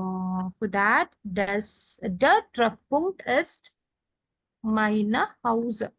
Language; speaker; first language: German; non-native, learner; Malayalam